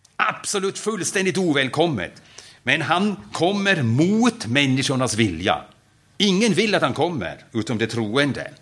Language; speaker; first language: Swedish; non-native, fluent; German